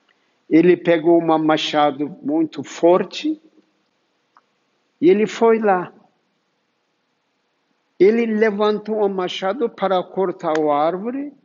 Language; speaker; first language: Portuguese; non-native, fluent; Turkish